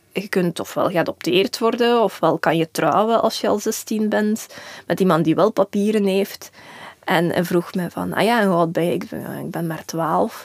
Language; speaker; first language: Dutch; early bilingual, other home language; Russian